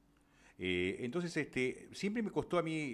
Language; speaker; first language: Spanish; native; Spanish